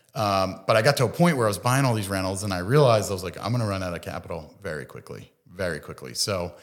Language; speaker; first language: English; native; English